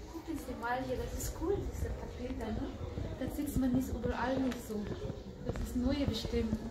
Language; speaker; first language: German; non-native, learner; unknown